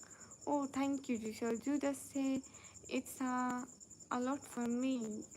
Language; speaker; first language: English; non-native, learner; Urdu